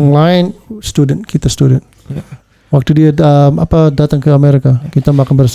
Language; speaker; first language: Indonesian; early bilingual, heritage; English